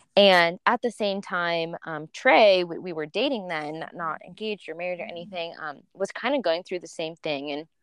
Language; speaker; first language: English; early bilingual, other home language; Spanish